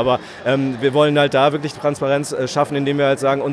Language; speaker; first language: German; native; German